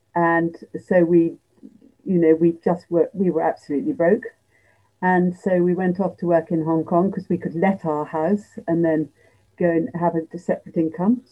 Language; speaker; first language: English; native; English